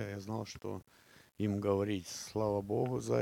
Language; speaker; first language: Czech; non-native, learner; Russian